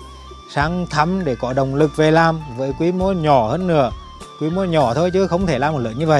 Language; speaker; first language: Vietnamese; native; Vietnamese